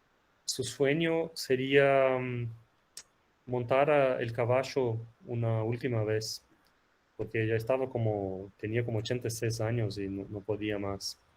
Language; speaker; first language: Spanish; non-native, fluent; Portuguese